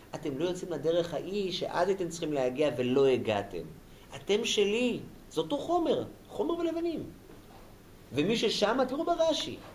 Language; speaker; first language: Hebrew; native; Hebrew